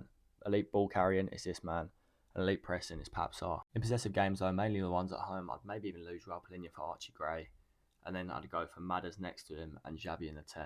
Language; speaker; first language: English; native; English